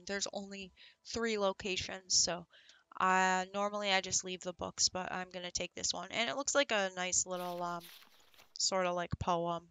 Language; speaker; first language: English; native; English